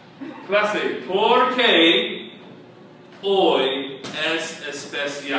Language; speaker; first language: Spanish; non-native, fluent; English